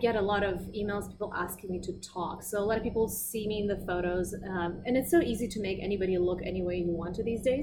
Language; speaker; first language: English; non-native, fluent; Russian